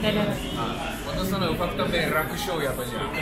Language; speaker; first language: Turkish; non-native, fluent; Japanese